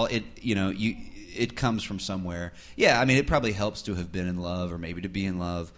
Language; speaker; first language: English; native; English